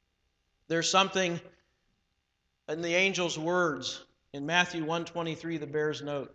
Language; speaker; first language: English; native; English